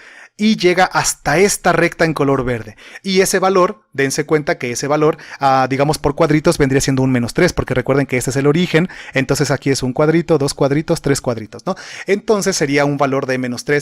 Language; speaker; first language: Spanish; native; Spanish